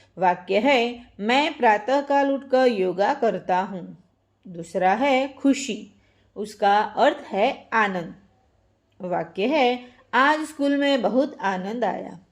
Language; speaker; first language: Hindi; non-native, local second language; Gujarati